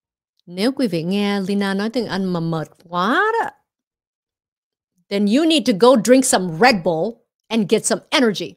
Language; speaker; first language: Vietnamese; early bilingual, heritage; Vietnamese